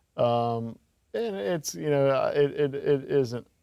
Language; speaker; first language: English; native; English